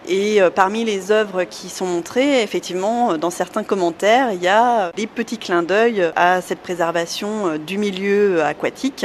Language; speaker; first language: French; native; French